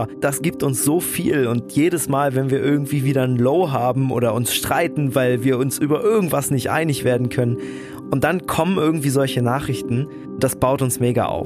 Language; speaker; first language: German; native; German